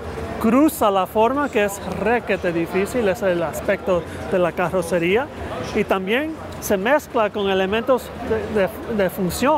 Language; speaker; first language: Spanish; early bilingual, heritage; Spanish